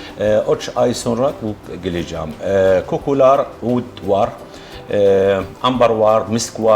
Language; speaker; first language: Turkish; non-native, learner; Arabic